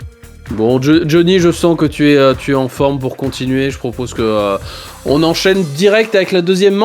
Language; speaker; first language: French; native; French